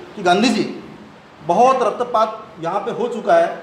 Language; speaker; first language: Hindi; non-native, local second language; Marathi